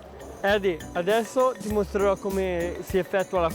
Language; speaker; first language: Italian; native; Italian